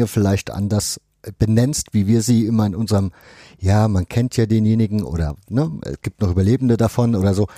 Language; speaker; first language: German; native; German